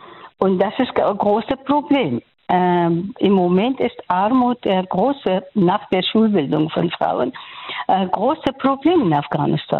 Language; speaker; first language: German; non-native, fluent; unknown